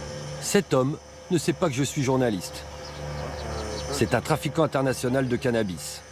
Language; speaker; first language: French; native; French